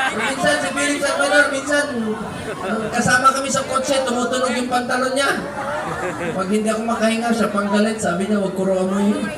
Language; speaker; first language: Filipino; non-native, local second language; Cebuano